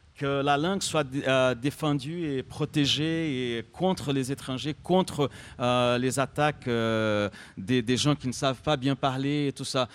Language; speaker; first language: French; non-native, fluent; Portuguese